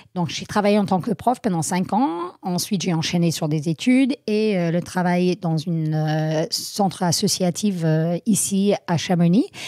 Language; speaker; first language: French; non-native, fluent; English